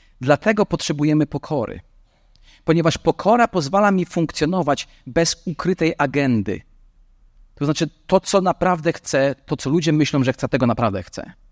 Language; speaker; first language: Polish; non-native, fluent; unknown